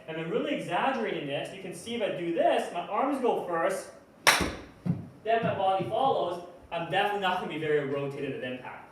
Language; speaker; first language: English; native; English